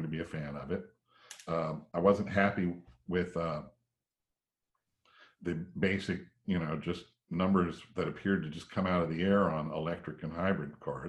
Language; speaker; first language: English; native; English